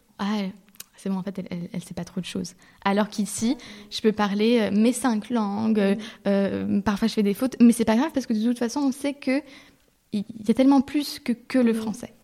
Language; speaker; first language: French; early bilingual, heritage; French